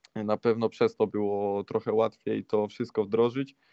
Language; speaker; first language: Polish; native; Polish